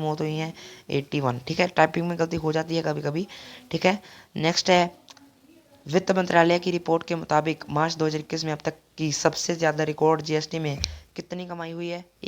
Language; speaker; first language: Hindi; native; Hindi